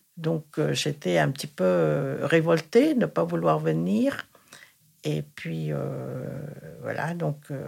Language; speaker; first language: French; non-native, fluent; Thai